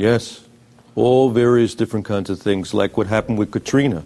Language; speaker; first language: English; native; English